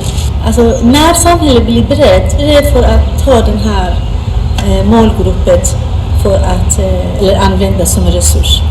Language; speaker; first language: Swedish; non-native, learner; Persian